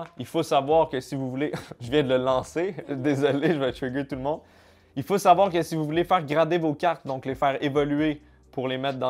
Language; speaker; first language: French; native; French